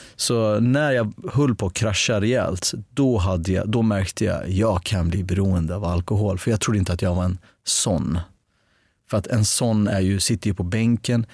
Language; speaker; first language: Swedish; early bilingual, other home language; Armenian